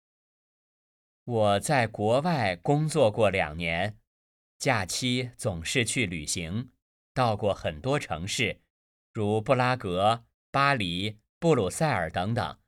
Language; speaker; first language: Chinese; native; Chinese